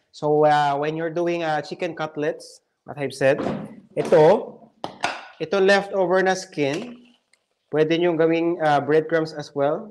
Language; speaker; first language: English; non-native, local second language; Filipino